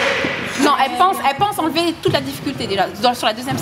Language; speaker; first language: French; native; French